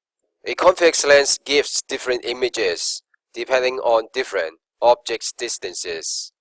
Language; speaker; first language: English; non-native, local second language; Cantonese